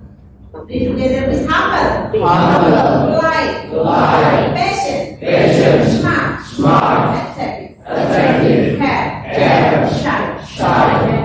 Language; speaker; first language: English; non-native, learner; Indonesian